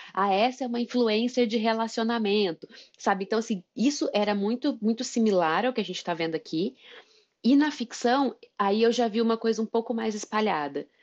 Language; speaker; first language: Portuguese; native; Portuguese